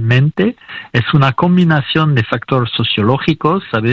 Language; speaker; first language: Spanish; non-native, fluent; French